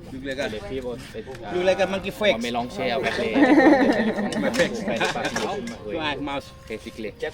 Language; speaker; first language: French; non-native, fluent; Thai